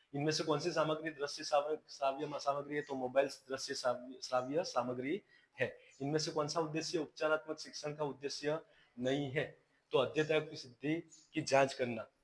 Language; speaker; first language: Hindi; non-native, local second language; Gujarati